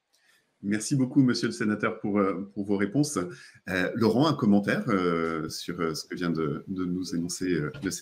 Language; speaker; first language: French; native; French